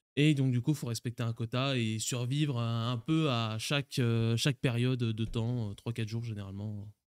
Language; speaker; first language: French; native; French